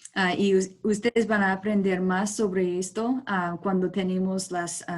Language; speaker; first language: Spanish; non-native, learner; English